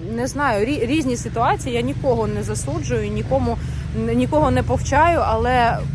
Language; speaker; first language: Ukrainian; non-native, local second language; Russian